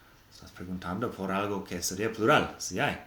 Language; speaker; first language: Spanish; non-native, fluent; English